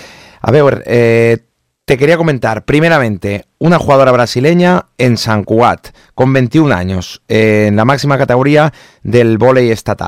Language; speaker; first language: Spanish; native; Spanish